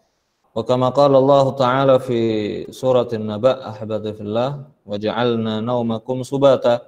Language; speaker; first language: Arabic; non-native, fluent; Indonesian